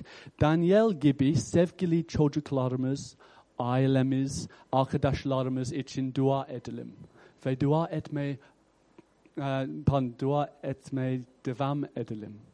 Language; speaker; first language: Turkish; non-native, fluent; English